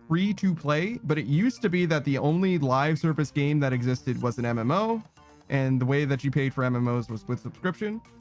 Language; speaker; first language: English; native; English